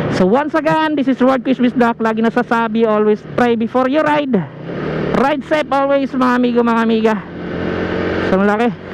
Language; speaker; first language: Filipino; non-native, local second language; Cebuano